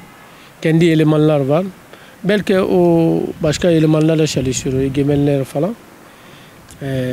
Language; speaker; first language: Turkish; non-native, learner; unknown